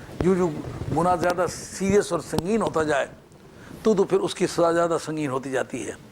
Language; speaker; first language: Urdu; non-native, local second language; Punjabi